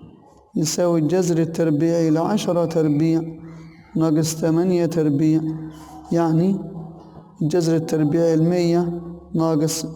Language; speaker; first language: Arabic; native; Arabic